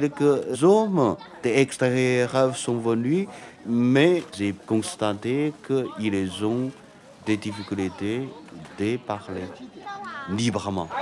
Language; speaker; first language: French; non-native, fluent; Chinese